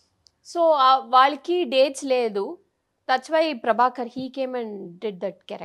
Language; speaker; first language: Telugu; non-native, local second language; Tamil